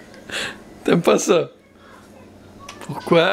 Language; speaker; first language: French; native; French